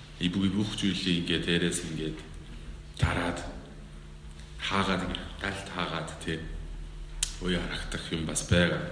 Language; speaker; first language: Mongolian; non-native, fluent; Korean